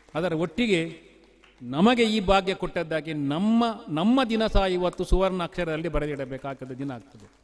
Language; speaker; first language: Kannada; non-native, local second language; Tulu